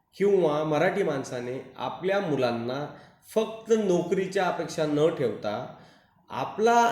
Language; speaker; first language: Marathi; native; Marathi